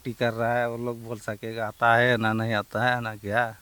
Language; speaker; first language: Hindi; non-native, local second language; Santali